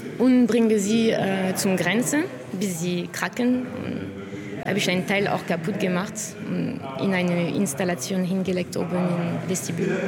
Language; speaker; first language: German; non-native, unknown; French